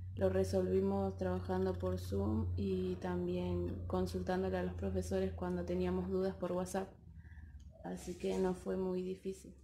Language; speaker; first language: Spanish; native; Spanish